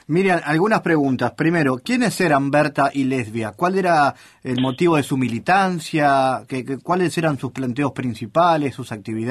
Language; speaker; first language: Spanish; native; Spanish